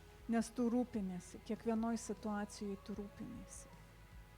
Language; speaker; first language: Lithuanian; native; Lithuanian